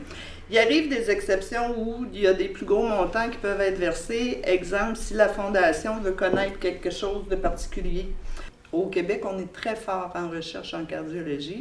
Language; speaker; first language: French; native; French